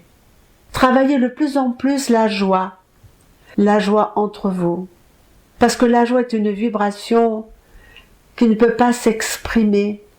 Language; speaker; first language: French; native; French